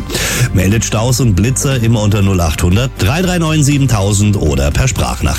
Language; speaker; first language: German; native; German